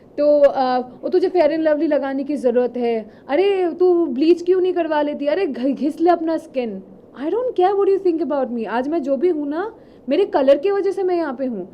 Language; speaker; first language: Hindi; non-native, local second language; Bangla